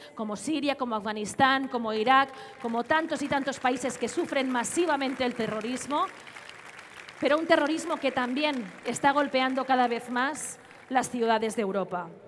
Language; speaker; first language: Spanish; native; Spanish